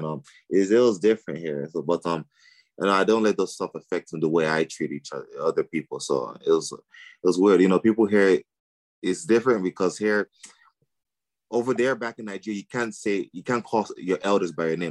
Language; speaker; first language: English; non-native, local second language; Igbo